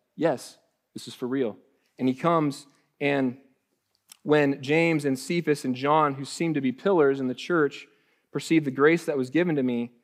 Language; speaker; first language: English; native; English